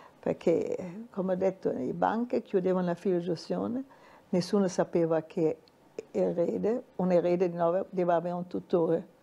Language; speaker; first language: Italian; non-native, fluent; German